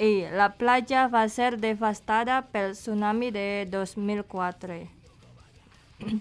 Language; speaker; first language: Catalan; non-native, fluent; Indonesian